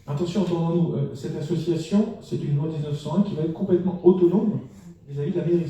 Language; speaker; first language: French; native; French